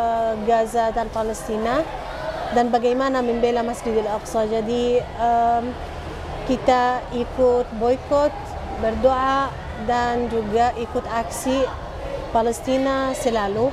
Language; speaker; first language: Indonesian; non-native, fluent; Arabic